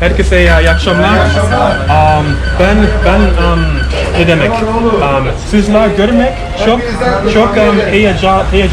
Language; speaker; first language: Turkish; non-native, learner; English